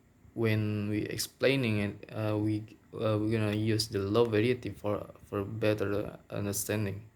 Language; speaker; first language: English; non-native, local second language; Minangkabau